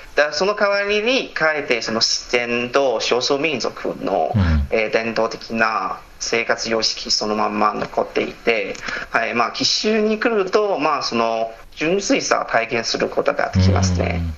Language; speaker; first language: Japanese; non-native, fluent; Chinese